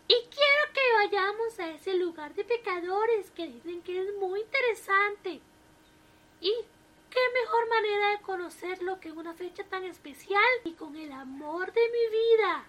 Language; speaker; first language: Spanish; native; Spanish